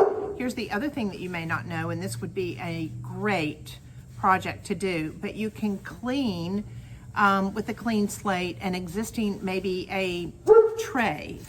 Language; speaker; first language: English; native; English